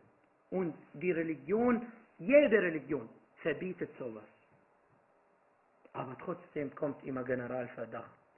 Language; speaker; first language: German; non-native, fluent; Arabic